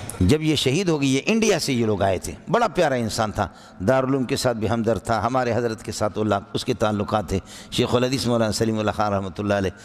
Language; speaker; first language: Urdu; non-native, local second language; Brahui